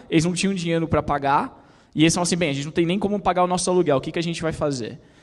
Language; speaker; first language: Portuguese; native; Portuguese